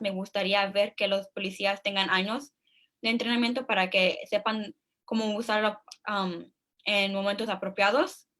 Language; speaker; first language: Spanish; early bilingual, heritage; Spanish